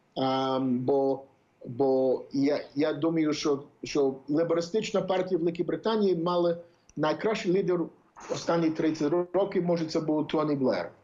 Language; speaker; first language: Ukrainian; early bilingual, heritage; English